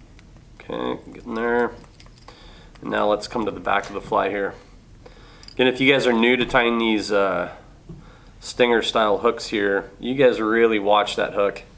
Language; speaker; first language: English; native; English